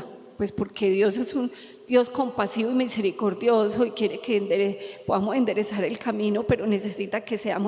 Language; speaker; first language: Spanish; native; Spanish